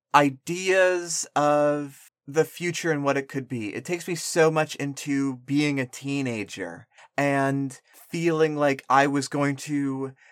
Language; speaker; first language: English; early bilingual, other home language; Spanish